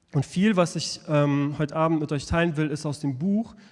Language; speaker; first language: German; early bilingual, other home language; Lithuanian